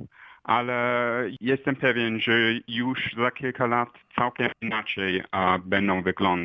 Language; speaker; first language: Polish; non-native, fluent; German